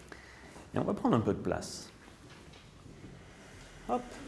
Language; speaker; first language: French; native; French